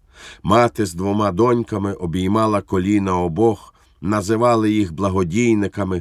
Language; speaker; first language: Ukrainian; native; Ukrainian